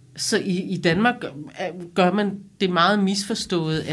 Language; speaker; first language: Danish; non-native, local second language; Kalaallisut